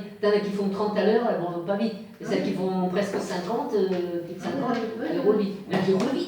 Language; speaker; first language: French; native; French